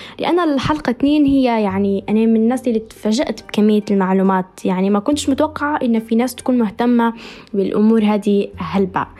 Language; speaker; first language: Arabic; native; Arabic